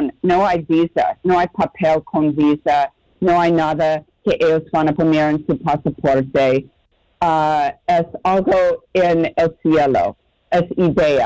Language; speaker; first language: Spanish; non-native, learner; English